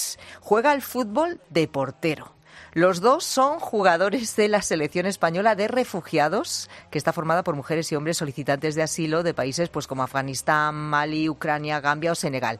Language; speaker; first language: Spanish; native; Spanish